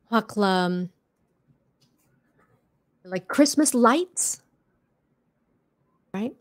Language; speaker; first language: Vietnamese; early bilingual, other home language; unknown